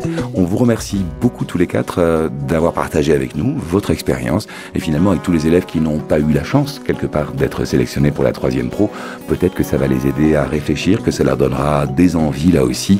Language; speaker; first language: French; native; French